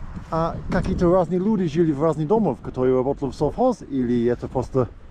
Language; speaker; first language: Russian; non-native, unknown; English